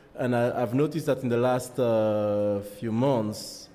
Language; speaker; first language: English; non-native, fluent; French